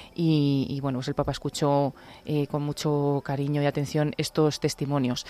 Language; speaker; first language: Spanish; native; Spanish